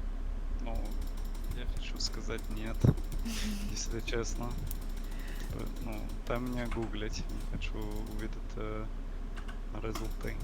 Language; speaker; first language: Russian; non-native, learner; English